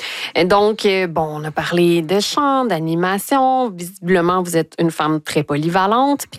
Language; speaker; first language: French; native; French